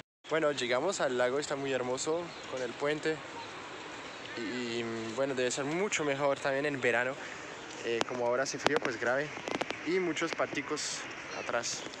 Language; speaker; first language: Spanish; non-native, fluent; French